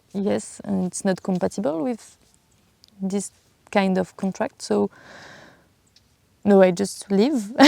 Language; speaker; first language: English; non-native, learner; French